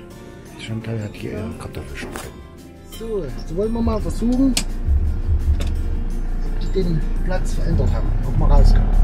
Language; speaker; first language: German; native; German